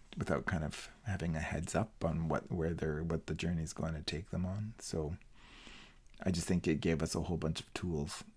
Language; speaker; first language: English; non-native, fluent; Spanish